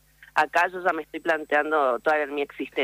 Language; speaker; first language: Spanish; native; Spanish